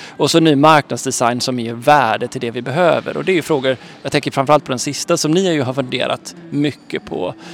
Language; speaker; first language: Swedish; native; Swedish